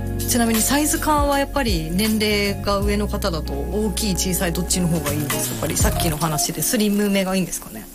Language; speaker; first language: Japanese; native; Japanese